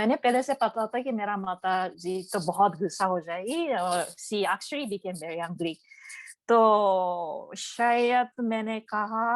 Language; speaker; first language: Hindi; non-native, learner; Japanese